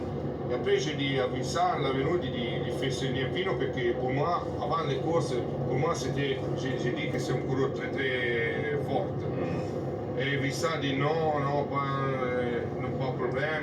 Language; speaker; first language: French; non-native, learner; Italian